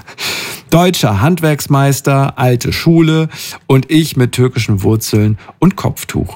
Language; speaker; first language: German; native; German